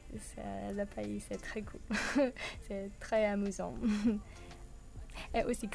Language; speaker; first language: French; non-native, learner; English